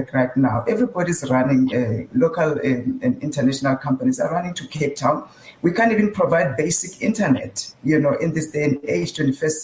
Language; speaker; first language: English; non-native, local second language; Tsonga